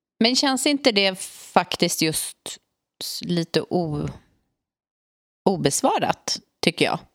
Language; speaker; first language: Swedish; native; Swedish